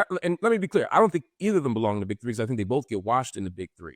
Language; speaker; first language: English; native; English